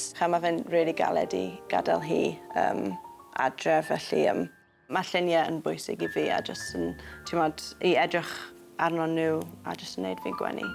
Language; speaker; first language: Welsh; non-native, local second language; English